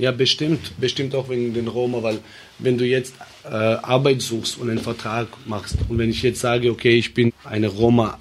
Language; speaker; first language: German; early bilingual, other home language; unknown